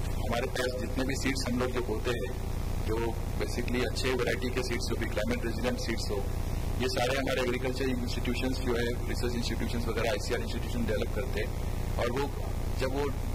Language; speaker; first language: Hindi; non-native, local second language; Marathi